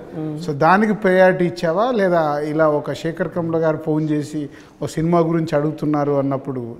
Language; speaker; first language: Telugu; native; Telugu